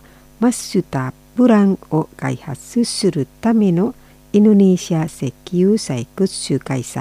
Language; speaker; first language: Japanese; non-native, fluent; Indonesian